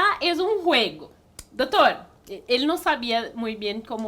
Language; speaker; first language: Spanish; non-native, fluent; Portuguese